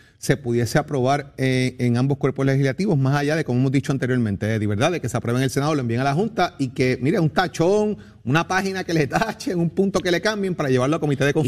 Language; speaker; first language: Spanish; native; Spanish